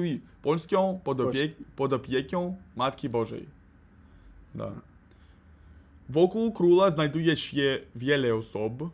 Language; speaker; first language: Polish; non-native, learner; Russian